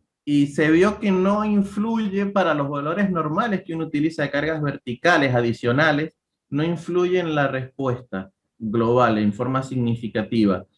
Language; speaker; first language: Spanish; native; Spanish